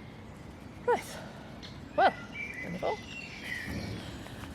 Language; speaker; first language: Welsh; non-native, fluent; English